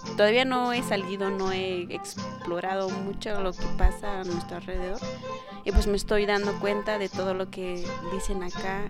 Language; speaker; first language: Spanish; non-native, local second language; Tzeltal